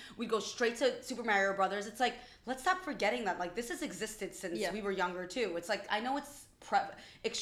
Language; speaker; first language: English; early bilingual, other home language; Albanian